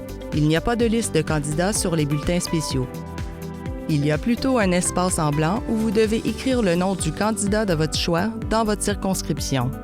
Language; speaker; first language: French; native; French